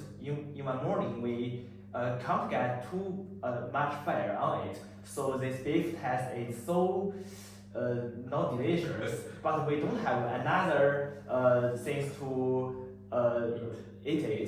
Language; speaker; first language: English; non-native, learner; Chinese